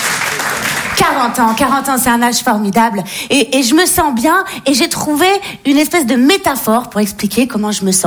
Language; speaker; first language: French; native; French